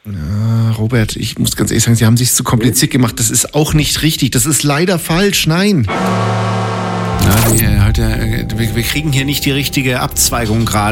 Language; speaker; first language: German; native; German